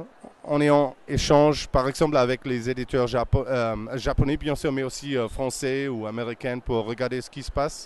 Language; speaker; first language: French; non-native, fluent; German